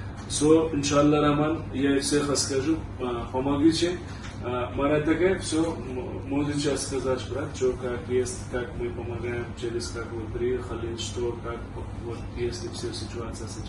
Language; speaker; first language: Russian; non-native, learner; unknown